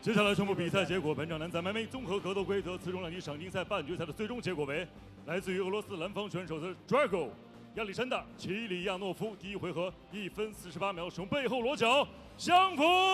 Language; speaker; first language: Chinese; native; Chinese